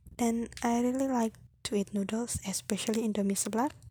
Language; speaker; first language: English; non-native, fluent; Indonesian